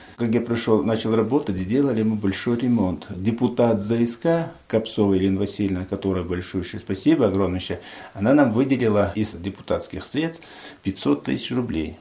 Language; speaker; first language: Russian; non-native, local second language; Tajik